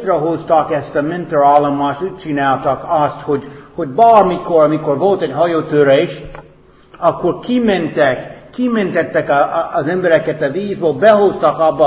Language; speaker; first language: Hungarian; non-native, fluent; English